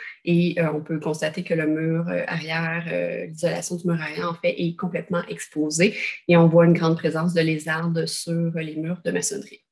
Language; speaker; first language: French; native; French